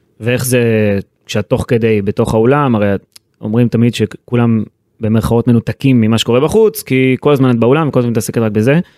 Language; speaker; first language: Hebrew; native; Hebrew